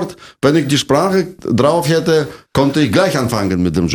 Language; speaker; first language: German; non-native, fluent; Russian